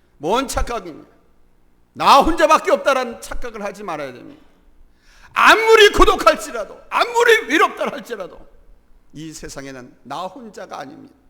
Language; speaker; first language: Korean; native; Korean